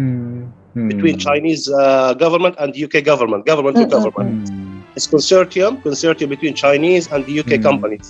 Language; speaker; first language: English; non-native, fluent; Arabic